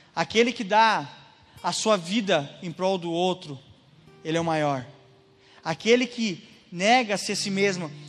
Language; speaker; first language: Portuguese; native; Portuguese